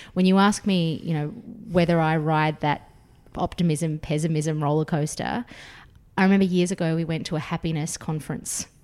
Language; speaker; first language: English; early bilingual, other home language; Russian